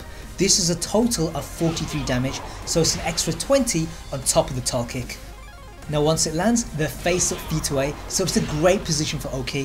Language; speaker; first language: English; native; English